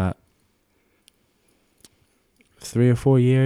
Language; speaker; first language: English; native; English